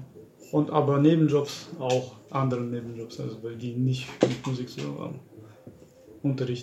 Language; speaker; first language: German; non-native, fluent; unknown